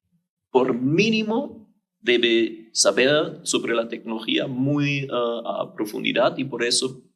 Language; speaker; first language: Spanish; non-native, fluent; German